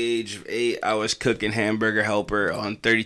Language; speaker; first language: English; native; English